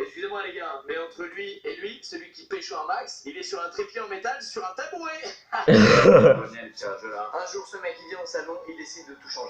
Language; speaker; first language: French; native; French